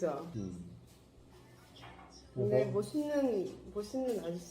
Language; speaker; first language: Korean; non-native, fluent; Arabic